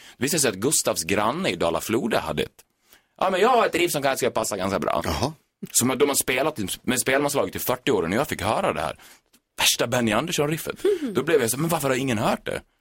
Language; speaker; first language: Swedish; native; Swedish